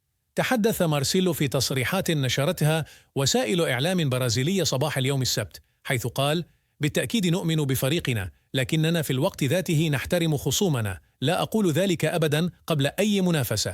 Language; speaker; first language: Arabic; native; Arabic